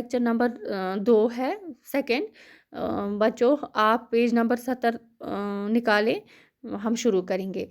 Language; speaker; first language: Hindi; non-native, local second language; Kashmiri